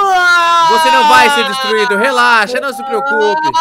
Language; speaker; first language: Portuguese; native; Portuguese